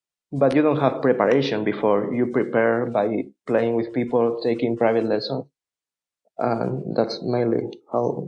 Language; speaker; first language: English; non-native, fluent; Spanish